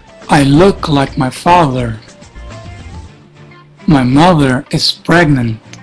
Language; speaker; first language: English; non-native, fluent; Portuguese